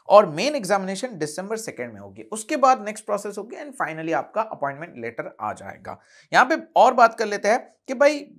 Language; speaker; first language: Hindi; non-native, local second language; Gujarati